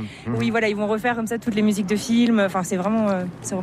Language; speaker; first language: French; native; French